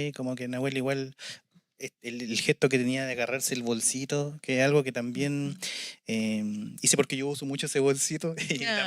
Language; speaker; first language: Spanish; native; Spanish